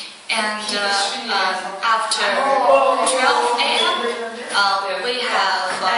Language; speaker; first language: English; non-native, fluent; Chinese